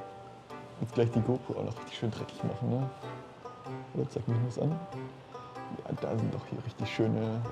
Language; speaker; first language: German; native; German